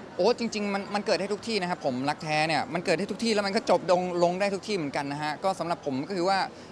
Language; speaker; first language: Thai; native; Thai